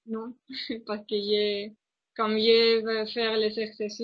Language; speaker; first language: French; non-native, learner; Spanish